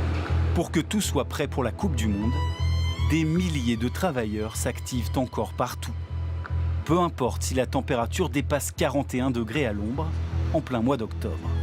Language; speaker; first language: French; native; French